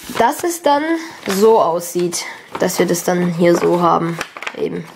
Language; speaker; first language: German; native; German